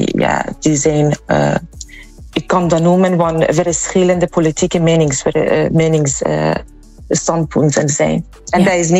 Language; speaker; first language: Dutch; non-native, learner; Persian